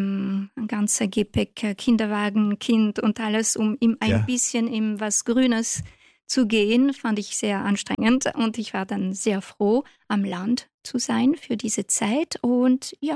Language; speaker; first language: German; non-native, fluent; French